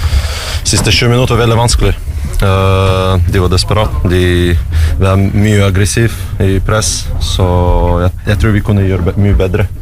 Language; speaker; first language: Norwegian; non-native, fluent; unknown